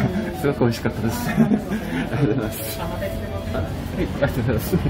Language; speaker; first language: Japanese; non-native, fluent; Korean